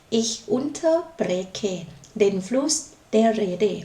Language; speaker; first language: German; non-native, learner; Thai